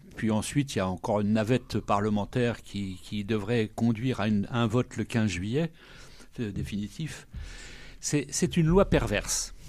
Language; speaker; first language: French; native; French